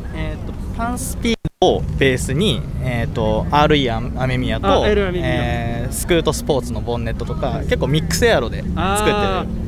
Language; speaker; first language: Japanese; native; Japanese